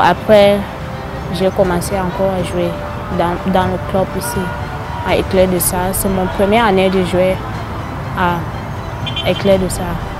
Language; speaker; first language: French; non-native, local second language; English